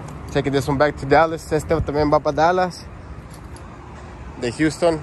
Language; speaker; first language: Spanish; early bilingual, heritage; Spanish